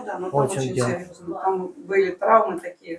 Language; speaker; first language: Russian; native; Russian